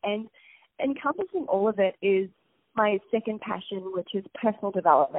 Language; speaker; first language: English; native; English